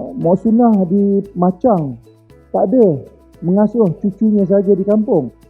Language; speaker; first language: Malay; native; Malay